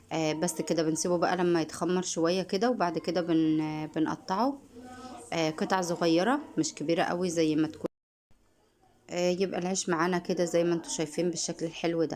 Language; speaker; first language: Arabic; native; Arabic